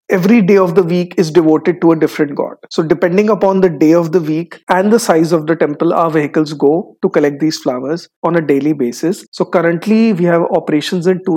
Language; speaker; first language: English; non-native, local second language; Hindi